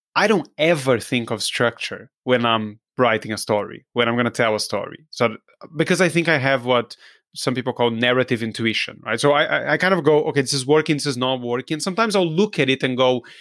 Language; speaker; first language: English; non-native, fluent; Portuguese